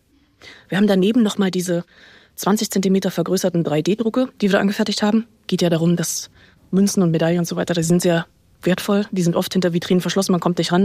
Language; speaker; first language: German; native; German